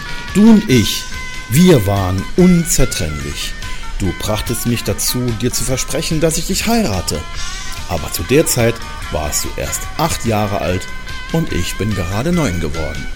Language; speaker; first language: German; native; German